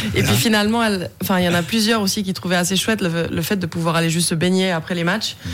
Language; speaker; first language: French; native; French